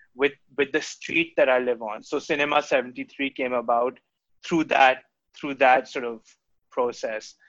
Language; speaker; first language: English; non-native, local second language; Urdu